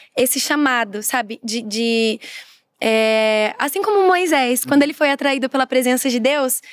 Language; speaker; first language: Portuguese; native; Portuguese